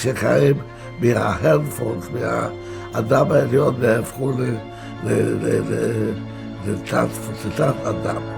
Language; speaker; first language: Hebrew; non-native, fluent; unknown